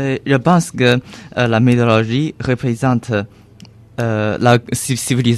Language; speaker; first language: French; non-native, learner; Chinese